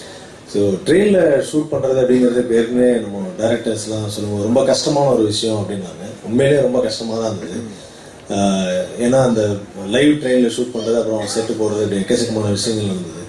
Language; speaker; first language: Tamil; native; Tamil